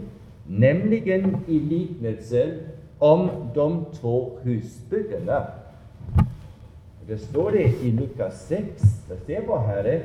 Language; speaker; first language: Swedish; non-native, fluent; German